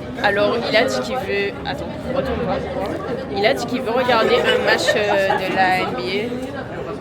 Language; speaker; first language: French; native; French